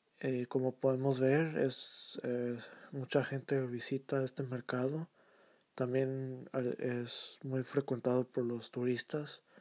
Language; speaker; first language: Spanish; early bilingual, heritage; Spanish